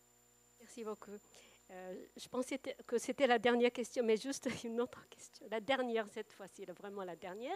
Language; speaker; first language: French; non-native, fluent; Japanese